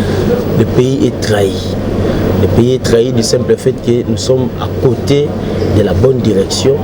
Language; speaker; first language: French; non-native, local second language; Lingala